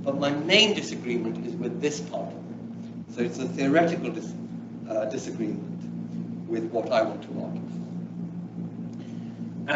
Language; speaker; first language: English; early bilingual, other home language; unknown